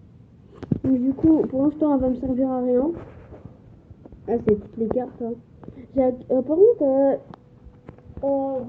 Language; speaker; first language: French; native; French